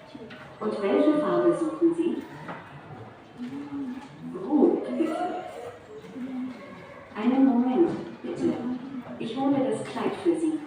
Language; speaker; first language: German; non-native, learner; Indonesian